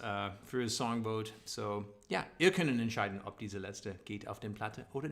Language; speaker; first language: German; non-native, learner; English